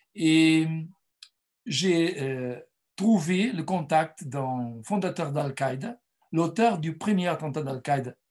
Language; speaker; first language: French; non-native, fluent; Portuguese